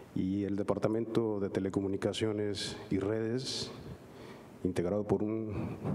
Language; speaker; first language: Spanish; native; Spanish